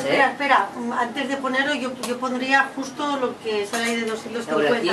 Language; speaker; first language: Spanish; native; Spanish